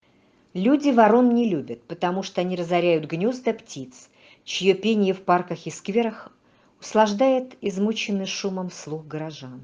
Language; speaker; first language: Russian; native; Russian